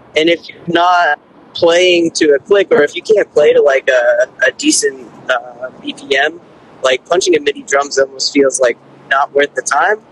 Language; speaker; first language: English; native; English